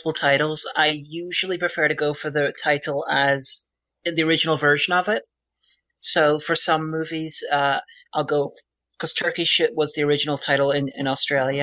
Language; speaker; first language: English; native; English